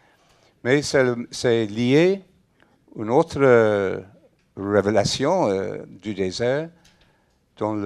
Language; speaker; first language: French; non-native, fluent; English